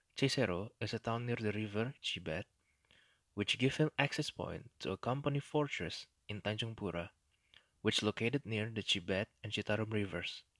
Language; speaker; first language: English; non-native, fluent; Indonesian